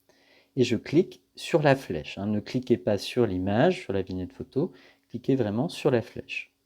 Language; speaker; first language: French; native; French